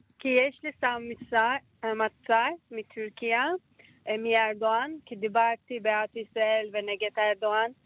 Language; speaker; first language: Hebrew; non-native, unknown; Turkish